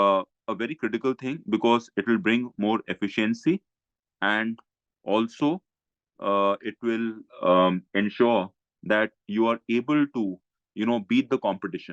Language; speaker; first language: English; non-native, local second language; Hindi